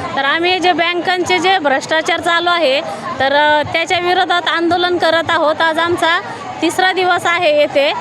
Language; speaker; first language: Marathi; native; Marathi